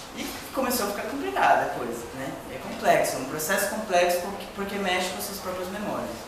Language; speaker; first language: Portuguese; native; Portuguese